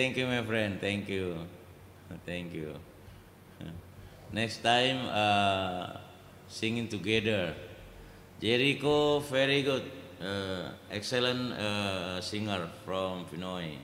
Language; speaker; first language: English; non-native, learner; Indonesian